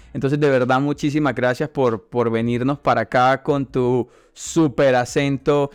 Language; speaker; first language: Spanish; native; Spanish